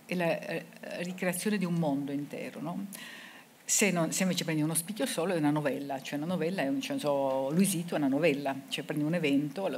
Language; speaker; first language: Italian; native; Italian